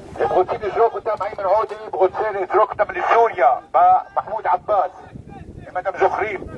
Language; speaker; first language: Hebrew; non-native, local second language; Arabic